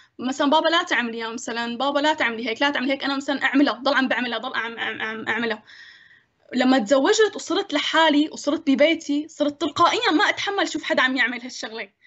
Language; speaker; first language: Arabic; native; Arabic